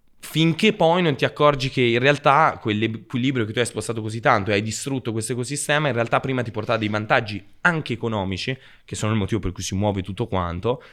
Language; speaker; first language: Italian; native; Italian